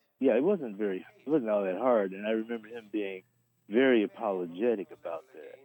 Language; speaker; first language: English; native; English